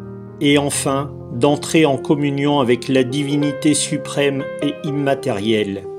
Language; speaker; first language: French; native; French